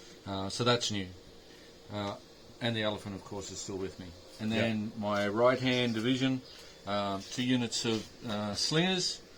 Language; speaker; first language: English; native; English